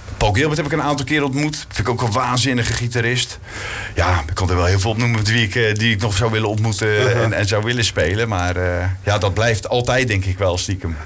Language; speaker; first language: Dutch; native; Dutch